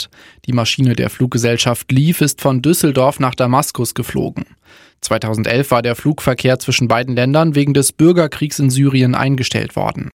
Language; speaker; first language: German; native; German